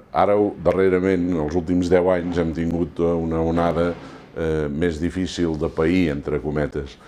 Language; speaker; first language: Catalan; native; Catalan